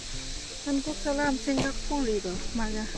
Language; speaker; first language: Korean; non-native, learner; Lao